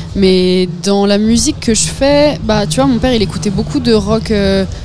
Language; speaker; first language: French; native; French